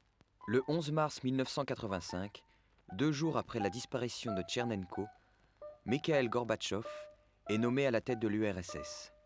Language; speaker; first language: French; native; French